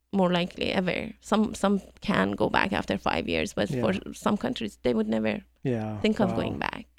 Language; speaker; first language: English; non-native, fluent; Persian